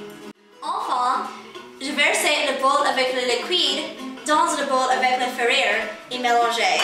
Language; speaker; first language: French; non-native, learner; English